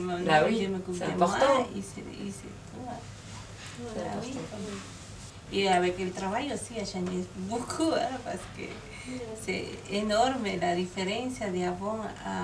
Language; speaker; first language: French; non-native, learner; Spanish